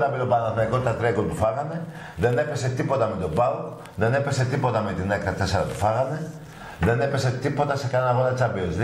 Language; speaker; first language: Greek; native; Greek